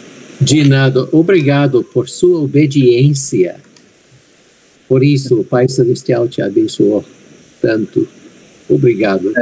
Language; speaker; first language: Portuguese; non-native, fluent; English